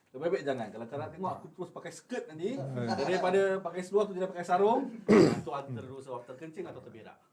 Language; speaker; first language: Malay; native; Malay